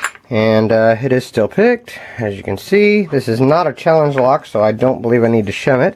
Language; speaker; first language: English; native; English